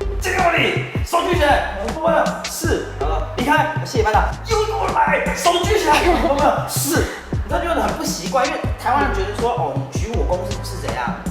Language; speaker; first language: Chinese; native; Chinese